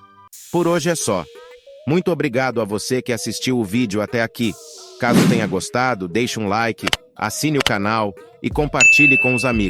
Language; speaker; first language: Portuguese; native; Portuguese